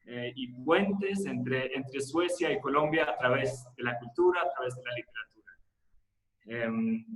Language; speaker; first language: Spanish; non-native, fluent; Swedish